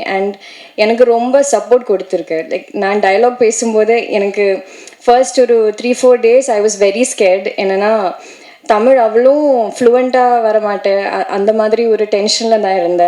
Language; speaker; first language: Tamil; non-native, learner; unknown